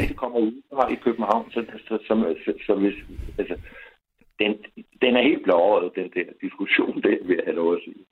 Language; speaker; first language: Danish; native; Danish